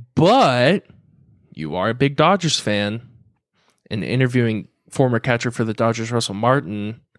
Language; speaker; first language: English; native; English